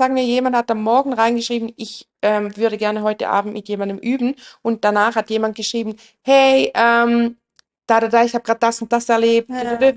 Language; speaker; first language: German; native; German